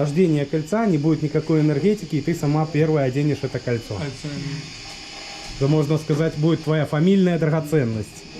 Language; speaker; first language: Russian; native; Russian